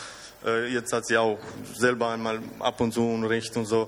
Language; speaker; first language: German; non-native, fluent; Romanian